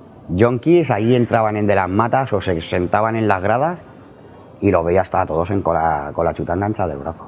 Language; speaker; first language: Spanish; native; Spanish